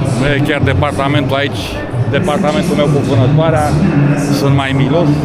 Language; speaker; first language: Romanian; native; Romanian